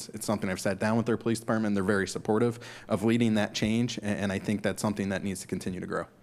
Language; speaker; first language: English; native; English